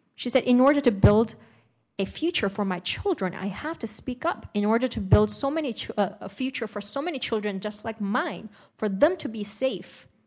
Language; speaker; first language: English; non-native, fluent; Uyghur